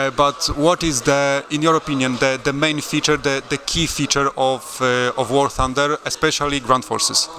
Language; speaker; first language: English; non-native, fluent; Polish